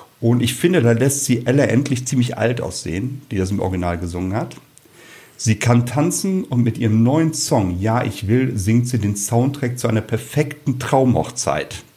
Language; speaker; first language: German; native; German